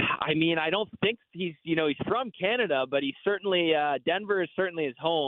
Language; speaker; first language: English; native; English